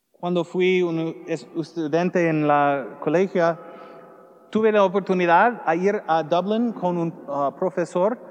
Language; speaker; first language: Spanish; non-native, learner; English